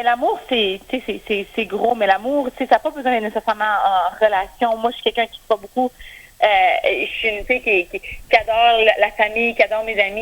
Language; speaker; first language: French; native; French